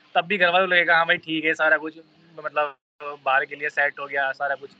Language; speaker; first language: Hindi; native; Hindi